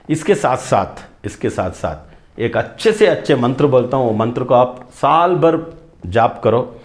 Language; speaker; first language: Hindi; non-native, local second language; Kannada